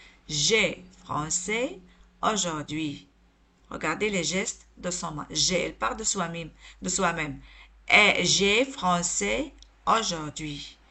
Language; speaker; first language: French; non-native, local second language; Arabic